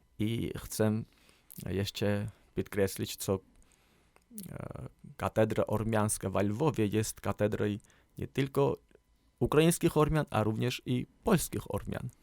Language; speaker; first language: Polish; non-native, learner; Armenian